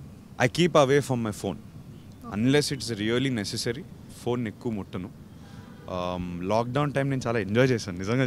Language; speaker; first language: Telugu; native; Telugu